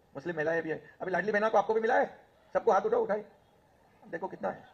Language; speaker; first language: Hindi; non-native, local second language; Marathi